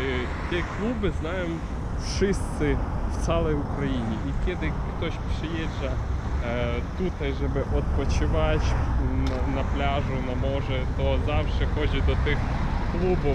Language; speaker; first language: Polish; non-native, learner; Ukrainian